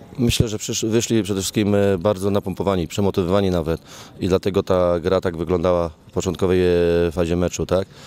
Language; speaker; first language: Polish; native; Polish